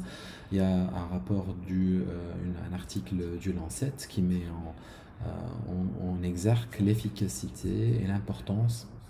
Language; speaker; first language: French; non-native, local second language; Arabic